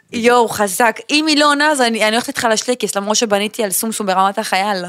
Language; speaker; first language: Hebrew; native; Hebrew